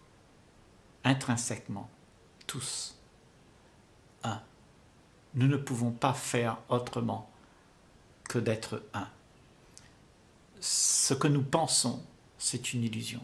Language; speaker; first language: French; native; French